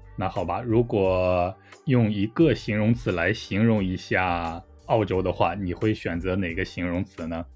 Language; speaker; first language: Chinese; native; Chinese